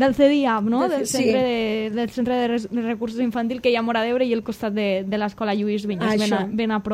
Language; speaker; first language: Catalan; native; Catalan